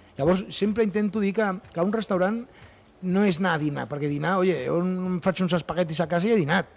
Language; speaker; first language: Catalan; non-native, local second language; Spanish